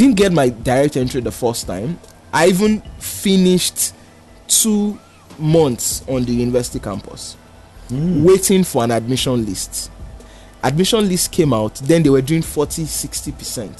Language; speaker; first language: English; non-native, local second language; Yoruba